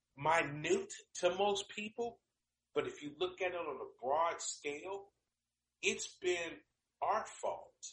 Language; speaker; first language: English; native; English